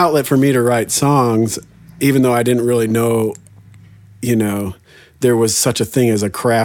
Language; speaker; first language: English; native; English